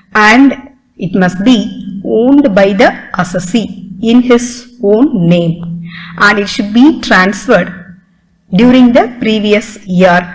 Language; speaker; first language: English; non-native, local second language; Tamil